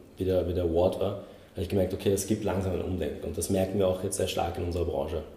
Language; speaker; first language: German; native; German